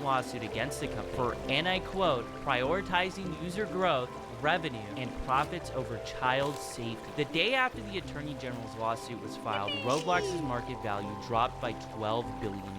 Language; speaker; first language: English; native; English